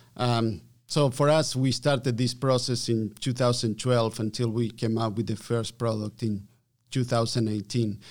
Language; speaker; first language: English; non-native, fluent; Spanish